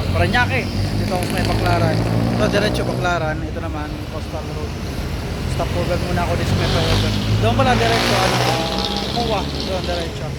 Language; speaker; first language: Filipino; native; Filipino